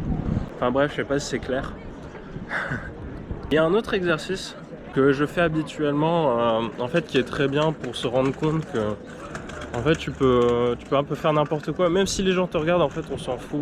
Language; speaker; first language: French; native; French